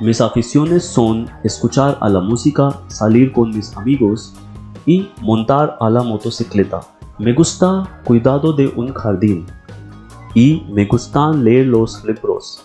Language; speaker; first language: Spanish; non-native, learner; Hindi